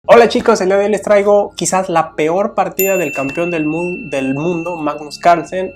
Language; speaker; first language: Spanish; native; Spanish